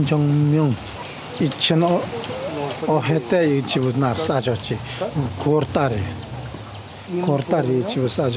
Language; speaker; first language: Korean; early bilingual, heritage; Korean